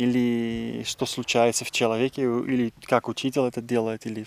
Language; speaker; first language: Russian; non-native, learner; Dutch